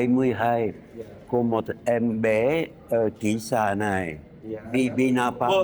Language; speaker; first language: Vietnamese; non-native, fluent; French